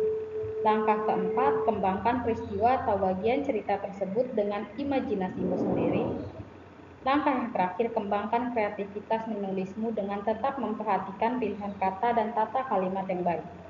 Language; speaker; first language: Indonesian; native; Indonesian